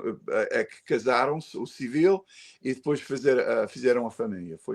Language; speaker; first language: Portuguese; early bilingual, heritage; Portuguese